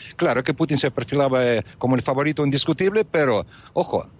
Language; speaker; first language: Spanish; non-native, fluent; Russian